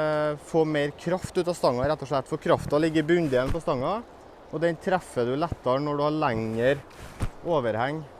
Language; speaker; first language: Norwegian; native; Norwegian